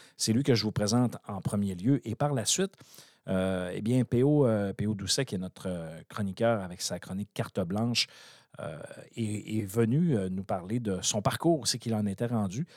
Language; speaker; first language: French; native; French